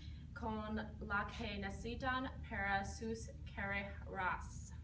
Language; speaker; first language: Spanish; non-native, learner; English